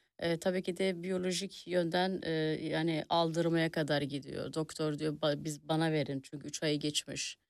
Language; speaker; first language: Turkish; early bilingual, heritage; Turkish